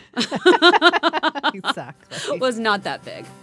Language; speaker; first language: English; non-native, local second language; Bangla